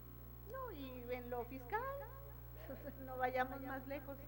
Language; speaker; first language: Spanish; native; Spanish